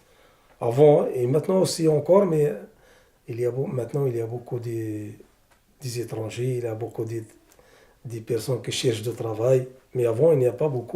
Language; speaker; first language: French; non-native, learner; Arabic